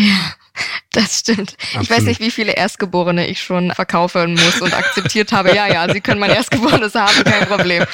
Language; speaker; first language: German; native; German